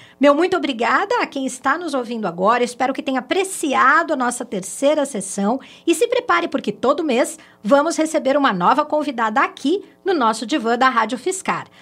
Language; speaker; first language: Portuguese; native; Portuguese